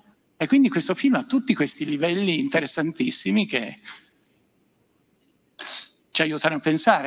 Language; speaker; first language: Italian; native; Italian